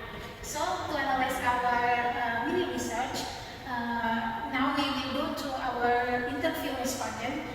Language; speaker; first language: English; non-native, learner; Indonesian